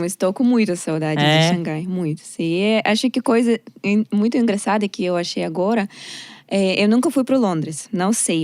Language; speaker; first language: Portuguese; non-native, learner; Russian